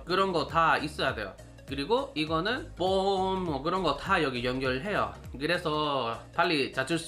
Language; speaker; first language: Korean; non-native, learner; Spanish